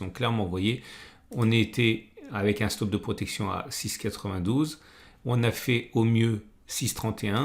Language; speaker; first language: French; native; French